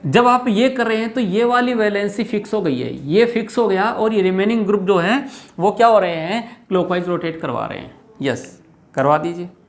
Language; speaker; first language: Hindi; native; Hindi